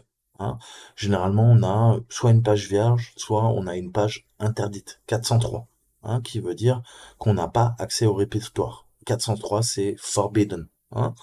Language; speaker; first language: French; native; French